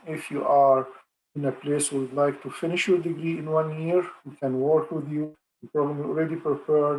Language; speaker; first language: English; non-native, fluent; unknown